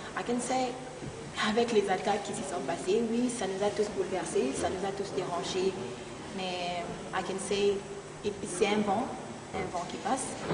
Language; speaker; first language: French; non-native, local second language; Swahili